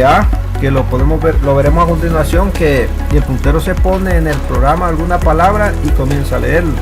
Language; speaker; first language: Spanish; native; Spanish